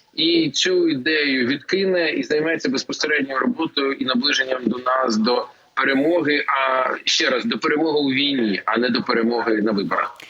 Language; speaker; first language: Ukrainian; native; Ukrainian